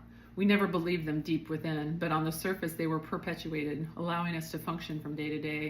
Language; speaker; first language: English; native; English